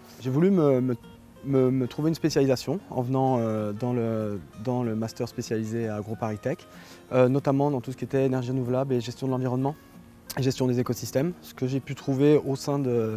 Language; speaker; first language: French; native; French